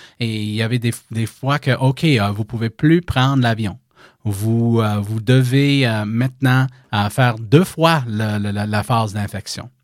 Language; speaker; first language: French; native; French